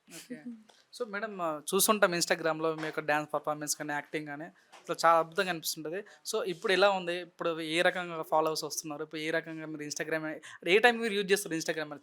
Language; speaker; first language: Telugu; native; Telugu